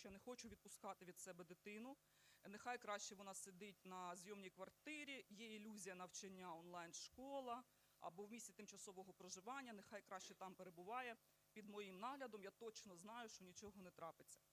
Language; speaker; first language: Ukrainian; native; Ukrainian